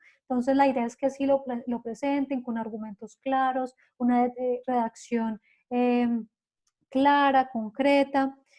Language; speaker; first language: Spanish; native; Spanish